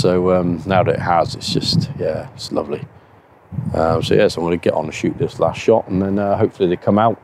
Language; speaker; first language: English; native; English